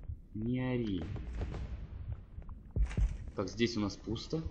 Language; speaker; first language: Russian; native; Russian